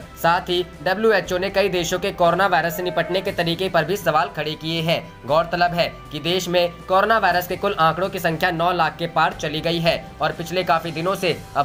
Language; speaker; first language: Hindi; native; Hindi